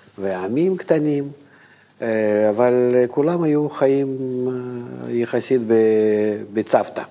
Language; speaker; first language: Hebrew; non-native, fluent; Russian